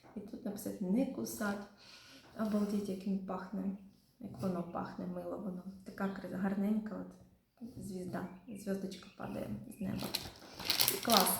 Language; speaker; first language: Ukrainian; non-native, local second language; Russian